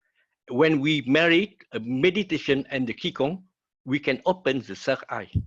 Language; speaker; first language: English; non-native, learner; Vietnamese